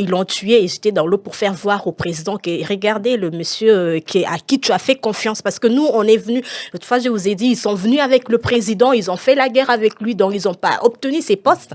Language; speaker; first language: French; non-native, local second language; Lingala